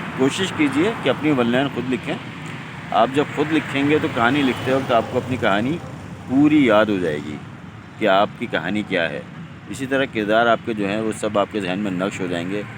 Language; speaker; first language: Urdu; non-native, local second language; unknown